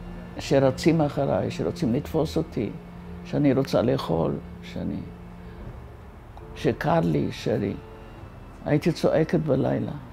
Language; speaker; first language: Hebrew; non-native, fluent; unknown